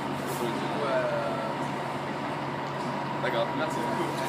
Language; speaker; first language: French; non-native, fluent; English